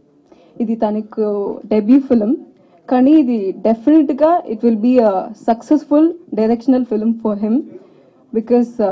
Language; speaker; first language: Telugu; non-native, learner; Tamil